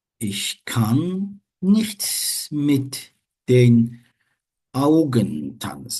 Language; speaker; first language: German; non-native, fluent; Turkish